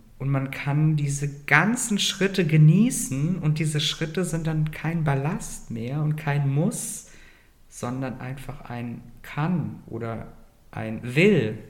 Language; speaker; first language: German; native; German